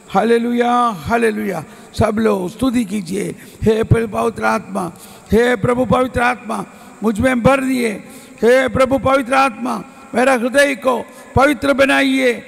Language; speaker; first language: Hindi; non-native, local second language; Malayalam